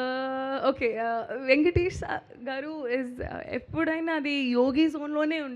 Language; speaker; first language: Telugu; non-native, learner; Hindi